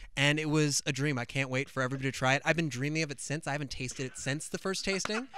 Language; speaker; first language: English; native; English